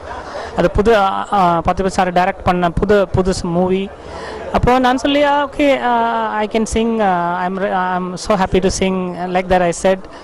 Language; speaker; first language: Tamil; non-native, learner; Malayalam